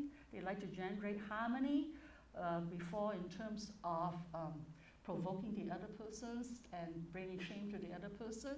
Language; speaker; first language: English; non-native, local second language; Cantonese